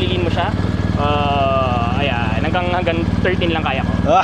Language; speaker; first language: Filipino; native; Filipino